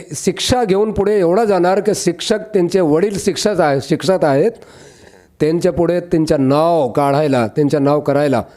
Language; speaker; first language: Marathi; non-native, local second language; Urdu